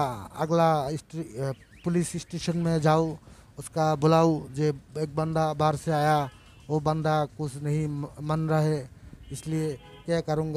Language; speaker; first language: Hindi; non-native, learner; Bangla